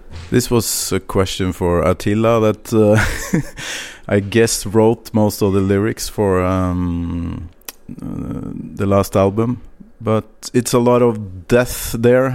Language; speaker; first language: English; non-native, fluent; Norwegian